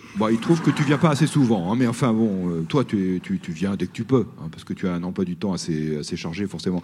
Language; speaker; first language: French; native; French